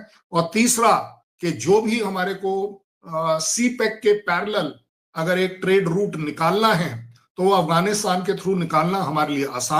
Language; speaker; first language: Hindi; native; Hindi